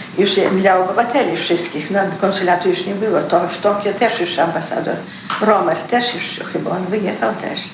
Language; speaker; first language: Polish; early bilingual, heritage; Polish